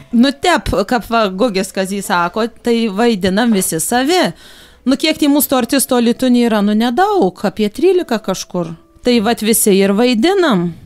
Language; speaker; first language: Lithuanian; native; Lithuanian